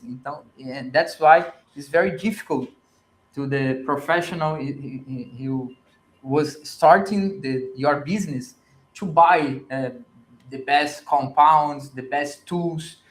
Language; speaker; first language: English; non-native, learner; Portuguese